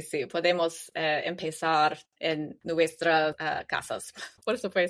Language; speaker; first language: Spanish; non-native, learner; English